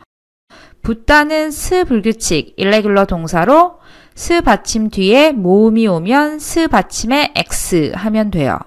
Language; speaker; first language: Korean; native; Korean